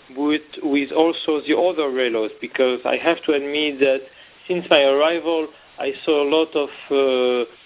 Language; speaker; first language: English; non-native, fluent; French